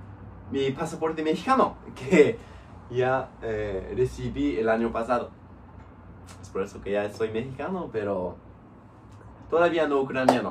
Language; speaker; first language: Spanish; non-native, fluent; English